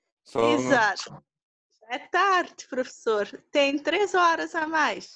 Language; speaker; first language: Portuguese; non-native, local second language; Kabuverdianu